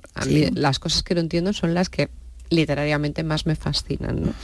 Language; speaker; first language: Spanish; native; Spanish